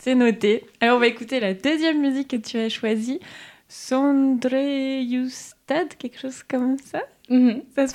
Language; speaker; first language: French; native; French